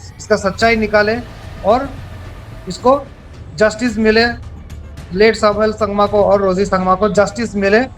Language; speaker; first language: Hindi; non-native, local second language; Garo